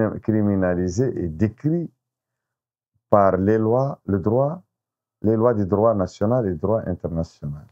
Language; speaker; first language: French; non-native, local second language; Arabic